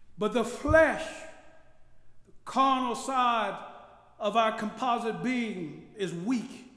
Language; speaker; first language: English; native; English